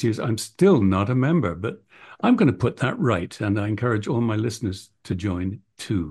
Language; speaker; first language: English; native; English